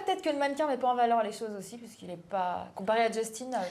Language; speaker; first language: French; native; French